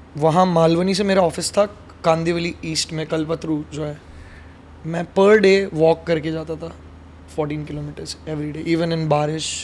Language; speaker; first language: Hindi; native; Hindi